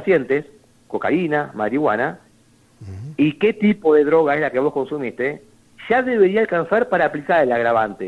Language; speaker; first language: Spanish; native; Spanish